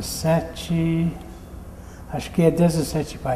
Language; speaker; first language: Portuguese; non-native, fluent; English